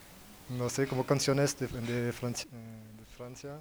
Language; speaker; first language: Spanish; non-native, learner; French